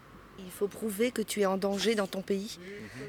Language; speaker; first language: French; native; French